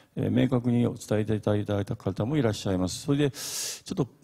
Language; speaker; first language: Japanese; native; Japanese